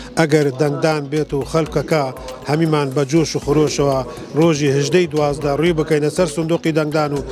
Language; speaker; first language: Central Kurdish; non-native, local second language; Kurdish